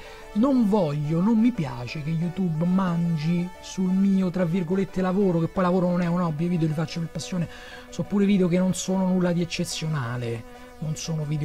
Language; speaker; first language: Italian; native; Italian